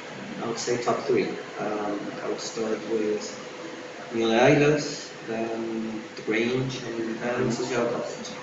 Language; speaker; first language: English; non-native, fluent; Spanish